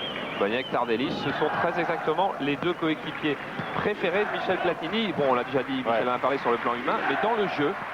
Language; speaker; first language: French; native; French